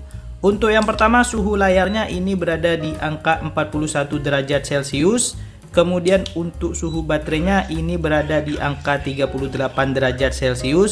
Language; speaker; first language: Indonesian; native; Indonesian